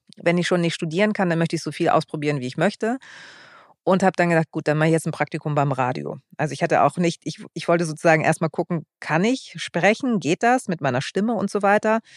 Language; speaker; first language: German; early bilingual, other home language; Greek